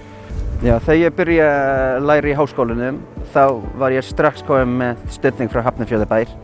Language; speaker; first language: Icelandic; non-native, fluent; English